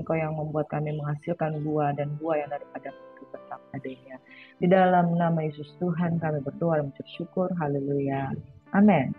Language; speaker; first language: Indonesian; native; Indonesian